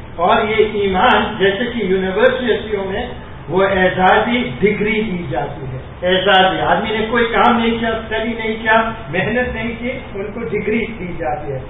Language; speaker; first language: Urdu; non-native, fluent; Gujarati